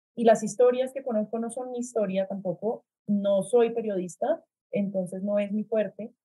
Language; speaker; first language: Spanish; native; Spanish